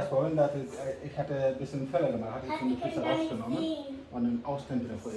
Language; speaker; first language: German; non-native, learner; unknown